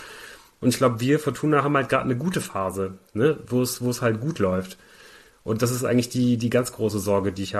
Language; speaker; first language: German; native; German